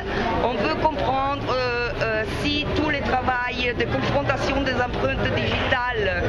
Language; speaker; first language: French; non-native, fluent; Italian